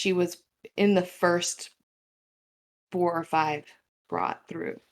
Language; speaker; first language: English; native; English